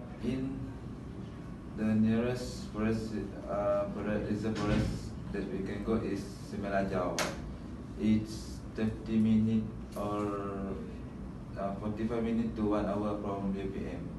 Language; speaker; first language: English; non-native, learner; Malay